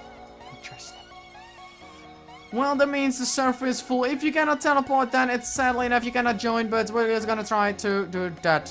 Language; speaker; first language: English; native; English